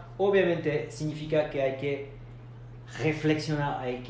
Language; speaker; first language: Spanish; non-native, fluent; French